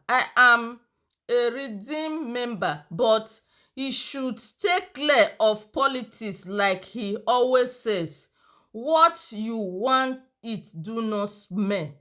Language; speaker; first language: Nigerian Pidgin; non-native, local second language; Yoruba